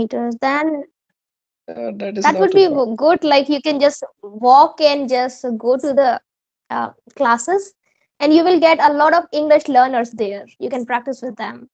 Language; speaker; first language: English; non-native, local second language; Hindi